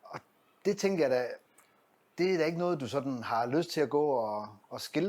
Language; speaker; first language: Danish; native; Danish